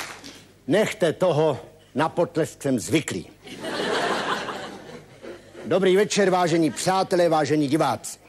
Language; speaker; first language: Czech; native; Czech